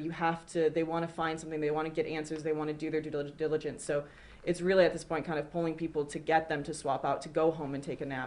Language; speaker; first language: English; native; English